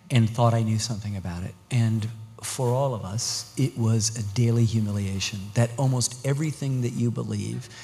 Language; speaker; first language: English; native; English